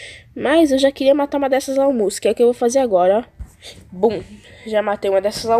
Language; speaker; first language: Portuguese; native; Portuguese